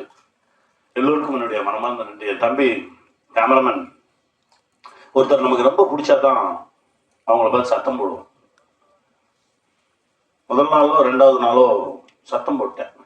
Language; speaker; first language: Tamil; native; Tamil